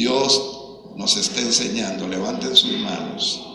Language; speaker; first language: Spanish; native; Spanish